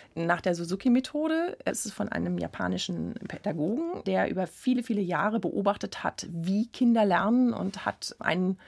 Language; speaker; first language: German; native; German